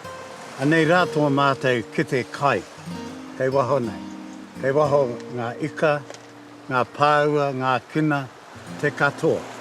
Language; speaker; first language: Māori; native; Māori